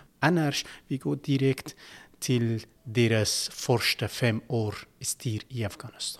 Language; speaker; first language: Swedish; non-native, learner; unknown